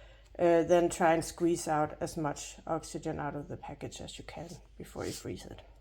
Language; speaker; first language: English; non-native, fluent; Danish